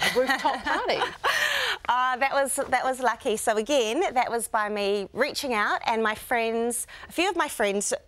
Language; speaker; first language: English; native; English